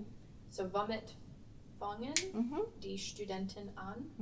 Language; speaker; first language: German; non-native, learner; English